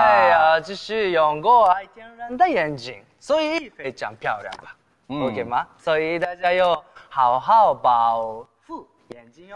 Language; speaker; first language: Chinese; non-native, learner; Japanese